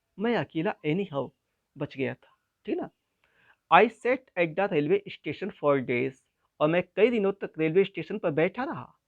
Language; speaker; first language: Hindi; native; Hindi